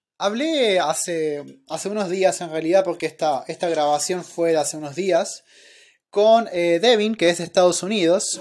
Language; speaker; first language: Spanish; native; Spanish